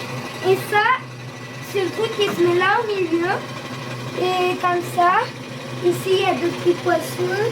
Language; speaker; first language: French; early bilingual, heritage; French